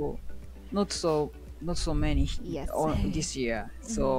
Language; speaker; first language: English; non-native, learner; Japanese